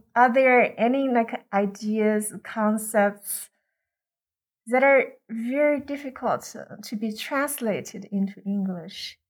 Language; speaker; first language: English; non-native, fluent; Chinese